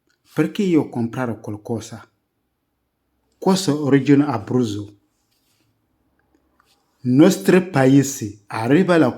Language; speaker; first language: Italian; non-native, learner; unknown